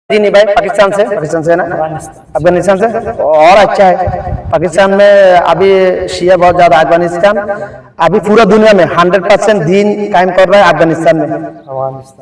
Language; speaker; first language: Hindi; non-native, fluent; Bangla